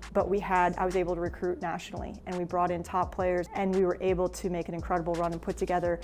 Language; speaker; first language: English; native; English